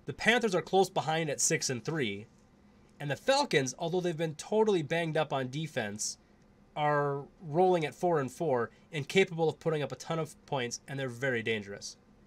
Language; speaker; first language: English; native; English